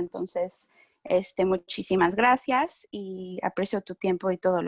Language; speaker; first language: Spanish; early bilingual, heritage; Spanish